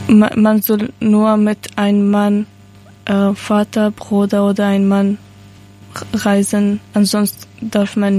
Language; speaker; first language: German; non-native, learner; Persian